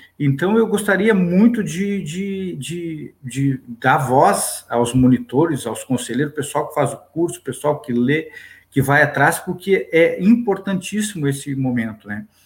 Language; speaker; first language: Portuguese; native; Portuguese